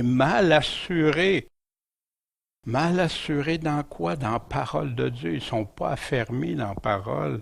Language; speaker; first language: French; native; French